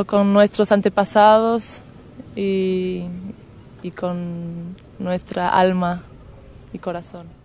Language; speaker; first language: Spanish; non-native, fluent; Portuguese